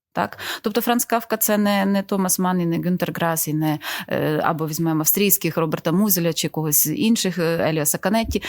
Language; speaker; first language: Ukrainian; native; Ukrainian